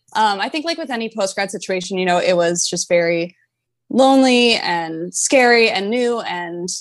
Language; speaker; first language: English; native; English